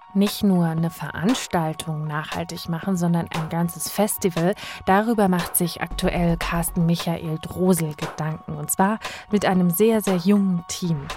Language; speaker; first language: German; native; German